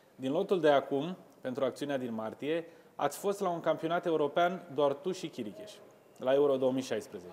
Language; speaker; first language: Romanian; native; Romanian